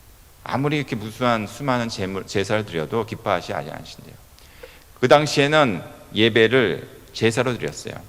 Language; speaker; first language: Korean; native; Korean